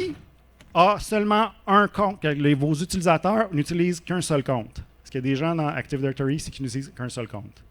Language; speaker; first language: French; native; French